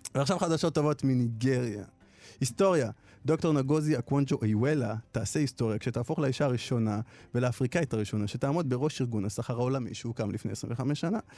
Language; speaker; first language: Hebrew; early bilingual, other home language; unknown